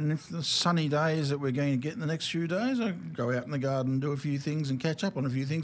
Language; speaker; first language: English; native; English